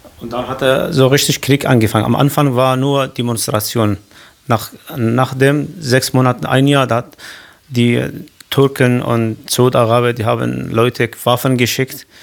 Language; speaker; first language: German; non-native, learner; Kurdish